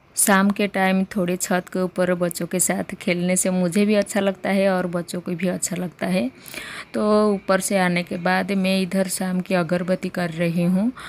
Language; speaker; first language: Hindi; native; Hindi